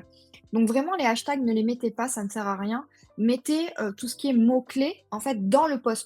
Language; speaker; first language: French; native; French